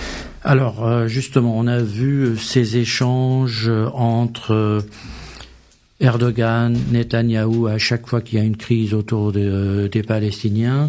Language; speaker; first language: French; native; French